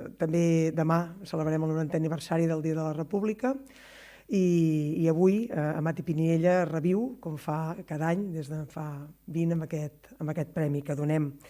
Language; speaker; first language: Catalan; native; Catalan